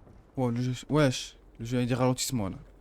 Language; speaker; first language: French; native; French